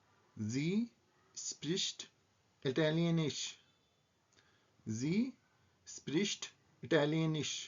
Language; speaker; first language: German; non-native, learner; Hindi